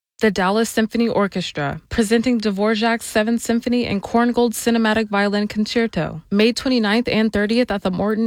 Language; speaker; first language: English; native; English